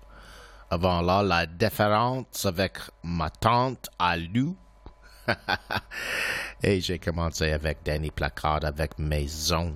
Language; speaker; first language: French; non-native, fluent; English